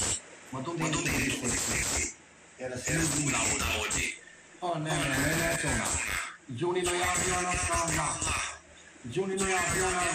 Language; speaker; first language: Italian; non-native, learner; Albanian